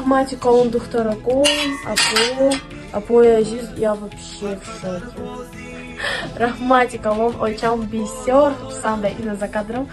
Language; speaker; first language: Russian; early bilingual, other home language; Tajik